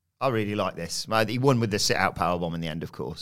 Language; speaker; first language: English; native; English